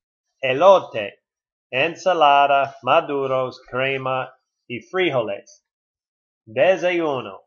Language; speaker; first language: Spanish; non-native, learner; English